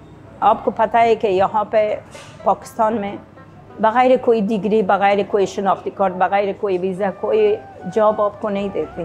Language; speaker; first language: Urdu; non-native, fluent; Persian